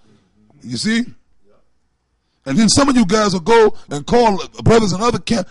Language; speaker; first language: English; native; English